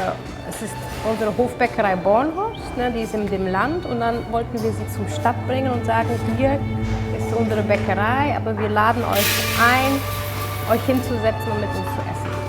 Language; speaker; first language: German; non-native, fluent; Dutch